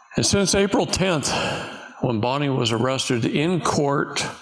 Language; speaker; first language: English; native; English